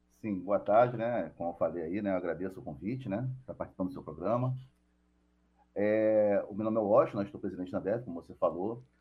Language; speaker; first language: Portuguese; native; Portuguese